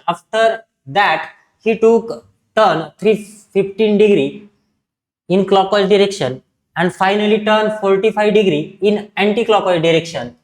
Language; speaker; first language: English; non-native, local second language; Marathi